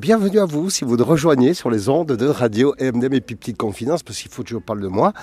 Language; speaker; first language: French; native; French